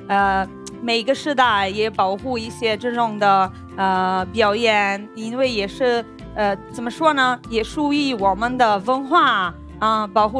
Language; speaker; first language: Chinese; non-native, fluent; Italian